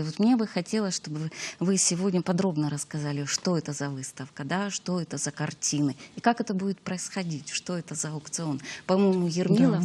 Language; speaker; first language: Russian; native; Russian